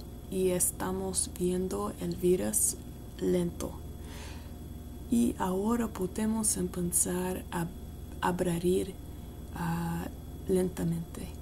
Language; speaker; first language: Spanish; non-native, learner; English